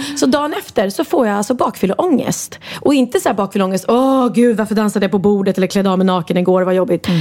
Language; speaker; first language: Swedish; native; Swedish